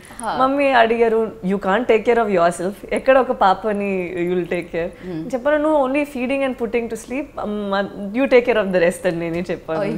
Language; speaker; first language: Telugu; non-native, learner; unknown